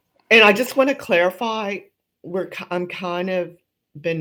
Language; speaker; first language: English; native; English